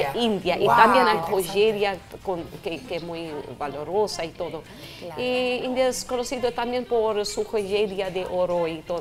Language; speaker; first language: Spanish; non-native, fluent; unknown